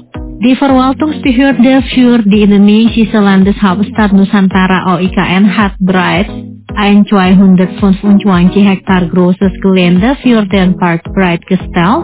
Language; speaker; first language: German; non-native, fluent; Indonesian